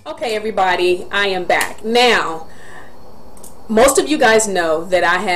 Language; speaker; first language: English; native; English